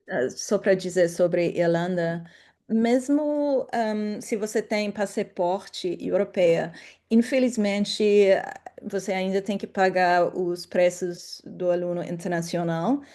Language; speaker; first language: Portuguese; non-native, fluent; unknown